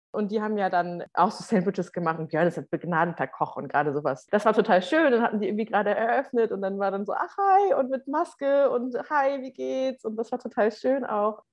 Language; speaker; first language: German; native; German